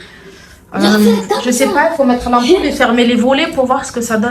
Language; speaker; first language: French; native; French